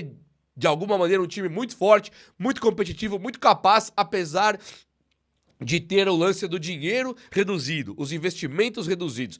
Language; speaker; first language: Portuguese; native; Portuguese